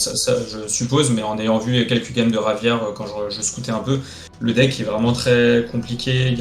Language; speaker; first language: French; native; French